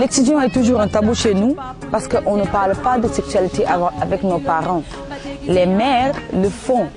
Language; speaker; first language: French; non-native, local second language; Jola-Fonyi